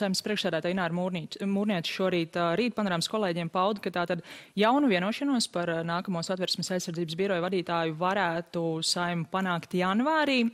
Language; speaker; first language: Latvian; native; Latvian